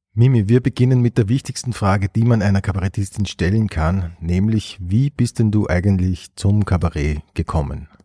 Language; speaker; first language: German; native; German